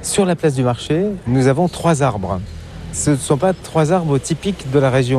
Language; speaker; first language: French; native; French